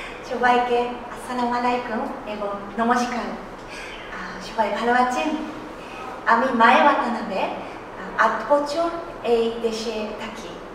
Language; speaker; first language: Bangla; non-native, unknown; Japanese